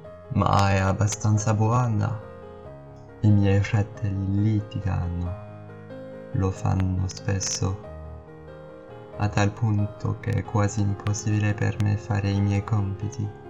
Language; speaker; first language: Italian; non-native, learner; French